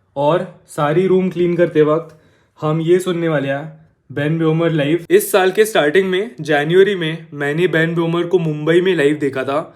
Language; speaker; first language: Hindi; non-native, local second language; Marathi